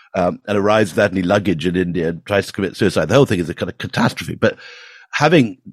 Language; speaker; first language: English; native; English